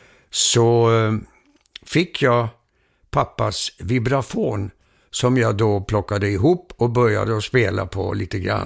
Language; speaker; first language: Swedish; early bilingual, heritage; Swedish